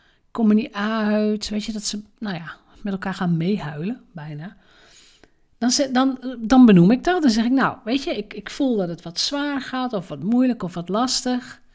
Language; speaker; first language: Dutch; native; Dutch